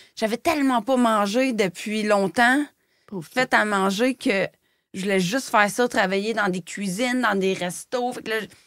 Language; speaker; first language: French; native; French